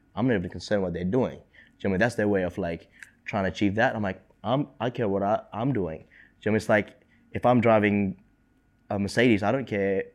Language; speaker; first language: English; early bilingual, other home language; Indonesian